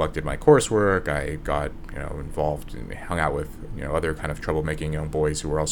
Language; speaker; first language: English; native; English